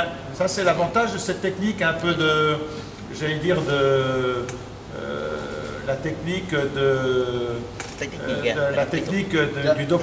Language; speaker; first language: French; native; French